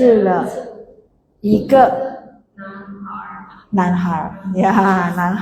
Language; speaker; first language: Chinese; non-native, fluent; Indonesian